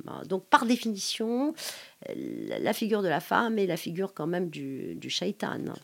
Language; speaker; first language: French; non-native, local second language; Arabic